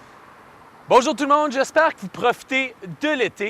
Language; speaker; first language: French; native; French